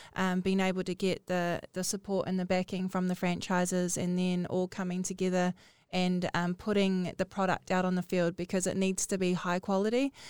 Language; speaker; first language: English; native; English